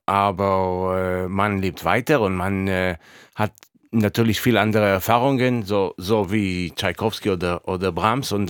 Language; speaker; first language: German; non-native, fluent; Hebrew